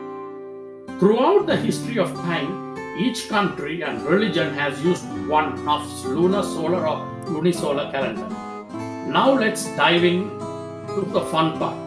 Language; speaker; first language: English; non-native, local second language; Tamil